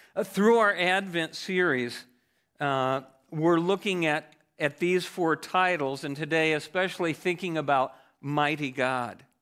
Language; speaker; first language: English; native; English